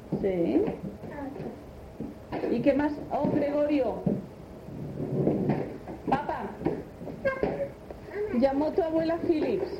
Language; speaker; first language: Spanish; native; Spanish